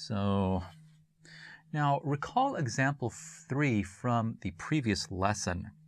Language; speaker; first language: English; native; English